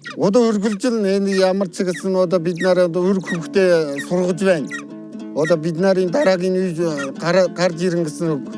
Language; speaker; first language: Mongolian; non-native, local second language; Kazakh